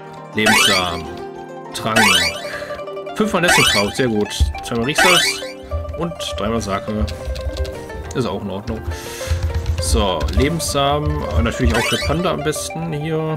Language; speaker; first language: German; native; German